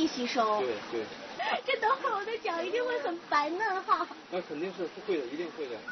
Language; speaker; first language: Chinese; native; Chinese